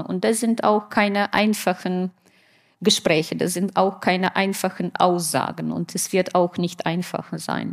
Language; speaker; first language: German; non-native, fluent; Russian